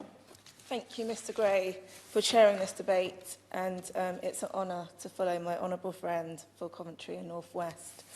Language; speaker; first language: English; native; English